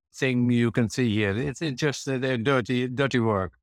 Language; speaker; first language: English; non-native, fluent; Dutch